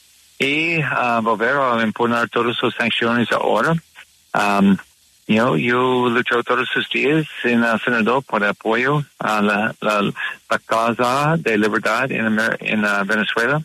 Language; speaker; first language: Spanish; non-native, learner; English